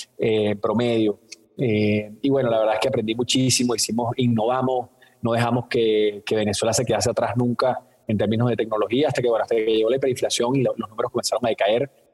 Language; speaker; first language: Spanish; native; Spanish